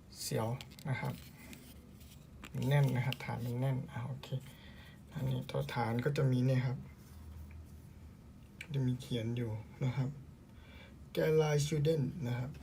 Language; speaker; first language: Thai; native; Thai